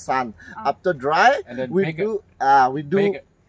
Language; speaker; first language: English; non-native, learner; Indonesian